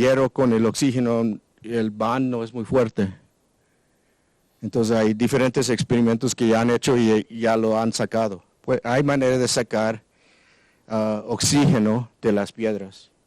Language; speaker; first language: Spanish; non-native, learner; English